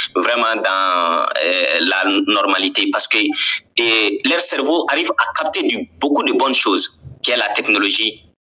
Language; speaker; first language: French; non-native, local second language; Bambara